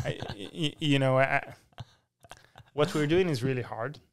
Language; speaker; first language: English; non-native, fluent; Hebrew